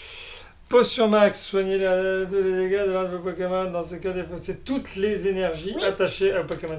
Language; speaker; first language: French; native; French